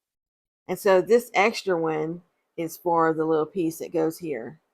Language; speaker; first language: English; native; English